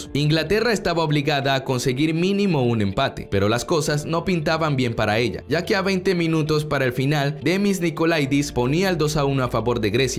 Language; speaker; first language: Spanish; native; Spanish